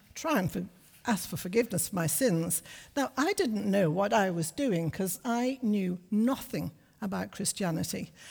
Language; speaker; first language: English; native; English